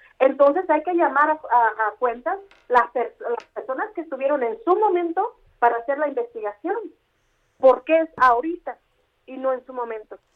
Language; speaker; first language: Spanish; native; Spanish